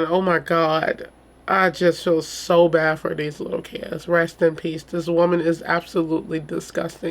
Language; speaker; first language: English; native; English